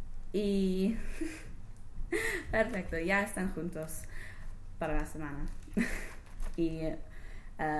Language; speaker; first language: Spanish; non-native, learner; English